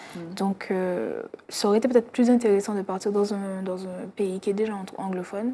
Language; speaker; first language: French; native; French